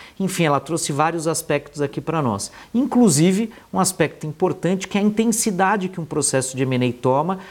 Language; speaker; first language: Portuguese; native; Portuguese